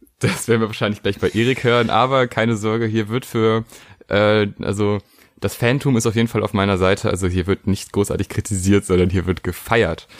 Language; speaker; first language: German; native; German